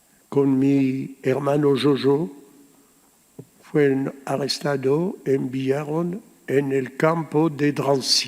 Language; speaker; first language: Spanish; early bilingual, heritage; Ladino